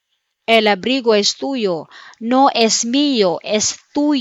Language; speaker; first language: Spanish; non-native, fluent; Filipino